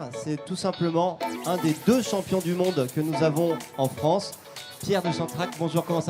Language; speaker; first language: French; native; French